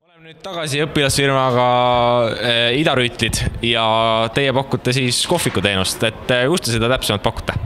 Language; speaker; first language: Estonian; native; Estonian